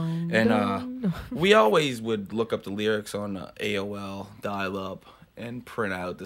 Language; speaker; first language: English; native; English